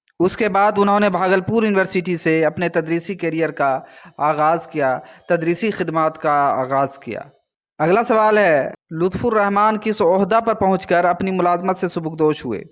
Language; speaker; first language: Urdu; native; Urdu